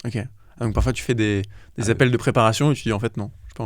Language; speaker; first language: French; native; French